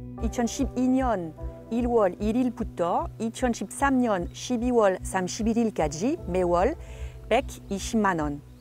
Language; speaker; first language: Korean; non-native, fluent; French